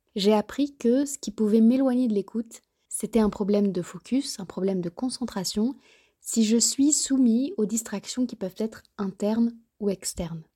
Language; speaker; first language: French; native; French